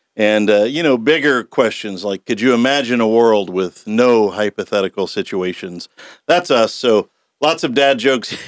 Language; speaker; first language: English; native; English